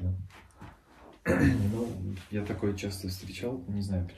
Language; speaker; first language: Russian; native; Russian